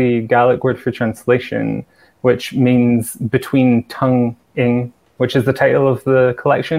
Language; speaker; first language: English; native; English